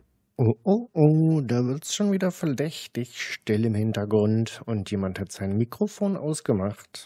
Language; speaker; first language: German; native; German